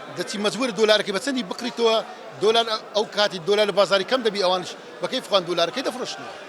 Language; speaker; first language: Central Kurdish; native; Central Kurdish